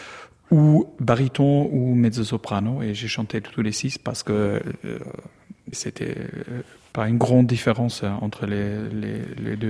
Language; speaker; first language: French; non-native, learner; German